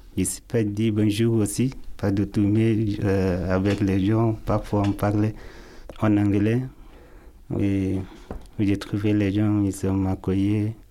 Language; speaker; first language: French; non-native, learner; Arabic